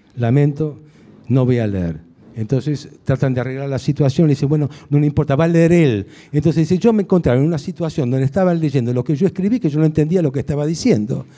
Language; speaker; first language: Spanish; early bilingual, other home language; Hungarian